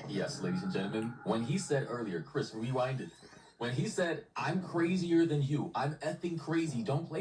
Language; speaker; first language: English; native; English